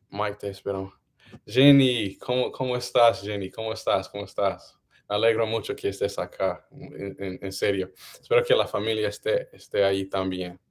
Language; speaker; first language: Spanish; non-native, learner; English